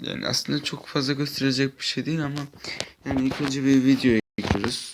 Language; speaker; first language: Turkish; early bilingual, heritage; Turkish